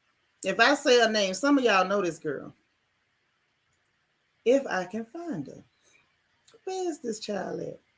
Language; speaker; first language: English; native; English